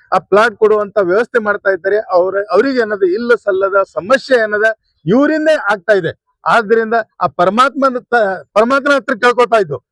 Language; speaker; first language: Kannada; non-native, local second language; Urdu